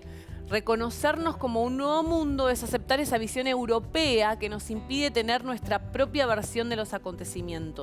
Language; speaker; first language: Spanish; native; Spanish